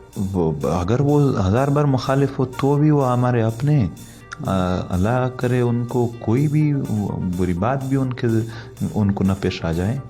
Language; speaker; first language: Urdu; non-native, local second language; Pashto